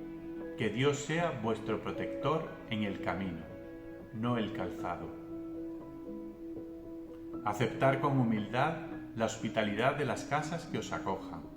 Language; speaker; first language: Spanish; native; Spanish